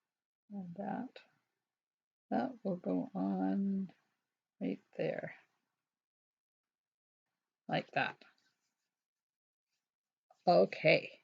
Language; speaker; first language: English; native; English